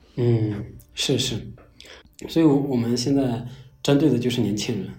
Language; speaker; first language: Chinese; non-native, local second language; Tibetan